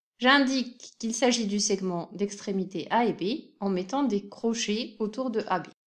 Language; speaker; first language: French; native; French